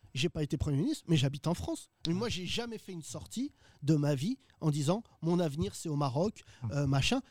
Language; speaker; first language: French; early bilingual, other home language; Arabic